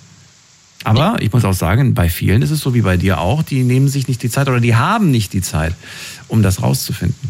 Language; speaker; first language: German; native; German